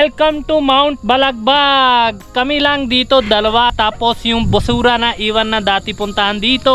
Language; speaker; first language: Filipino; non-native, learner; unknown